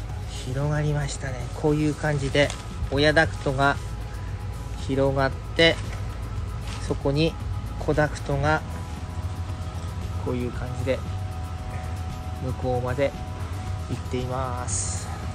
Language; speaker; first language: Japanese; native; Japanese